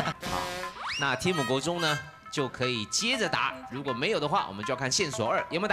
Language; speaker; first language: Chinese; native; Chinese